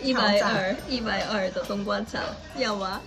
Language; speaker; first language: Chinese; non-native, fluent; Korean